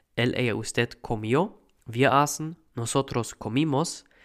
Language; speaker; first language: Spanish; non-native, fluent; German